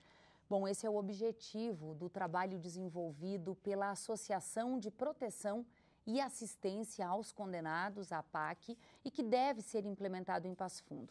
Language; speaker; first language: Portuguese; native; Portuguese